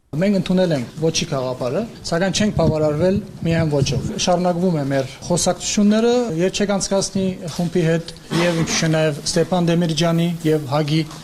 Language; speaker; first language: Armenian; early bilingual, heritage; Armenian